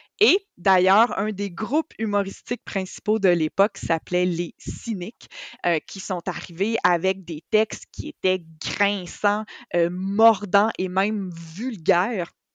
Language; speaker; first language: French; native; French